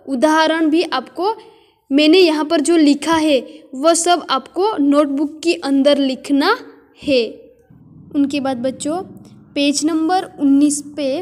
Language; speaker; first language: Hindi; non-native, local second language; Gujarati